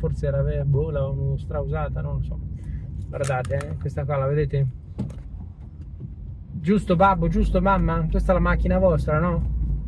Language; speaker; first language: Italian; native; Italian